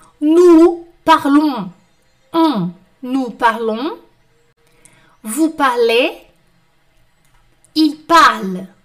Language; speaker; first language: French; non-native, fluent; Portuguese